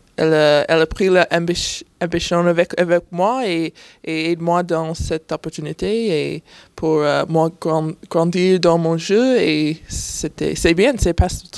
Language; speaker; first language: French; non-native, learner; English